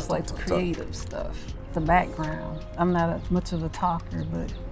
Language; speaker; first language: English; native; English